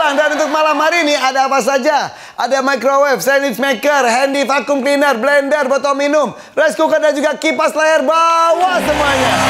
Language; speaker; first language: Indonesian; native; Indonesian